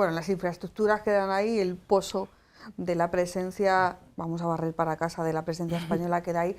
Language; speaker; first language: Spanish; native; Spanish